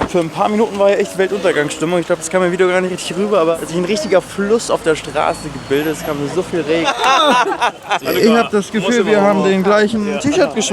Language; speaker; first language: German; native; German